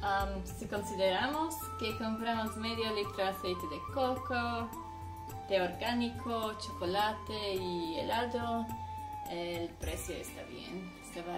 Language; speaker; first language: Spanish; non-native, fluent; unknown